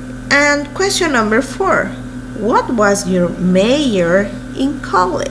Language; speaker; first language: English; non-native, fluent; Spanish